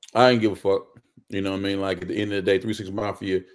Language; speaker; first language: English; native; English